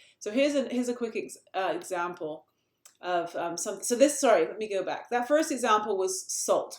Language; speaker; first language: English; native; English